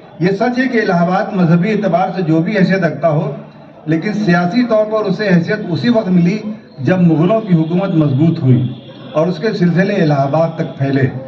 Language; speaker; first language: Urdu; native; Urdu